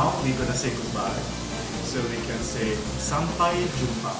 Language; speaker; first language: English; non-native, learner; Indonesian